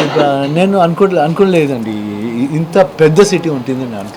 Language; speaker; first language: Telugu; non-native, learner; Kannada